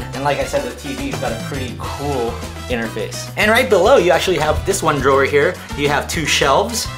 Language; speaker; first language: English; native; English